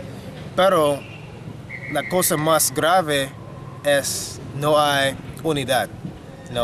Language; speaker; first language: Spanish; non-native, fluent; English